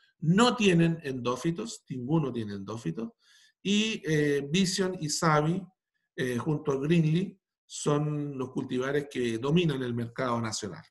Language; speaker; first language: Spanish; native; Spanish